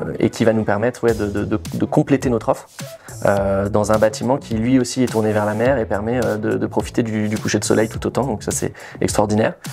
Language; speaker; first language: French; native; French